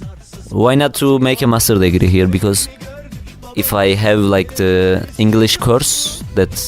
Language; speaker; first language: English; non-native, learner; Turkish